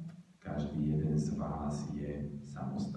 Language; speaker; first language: Slovak; native; Slovak